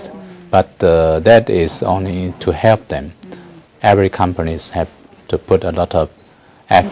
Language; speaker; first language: English; non-native, fluent; Chinese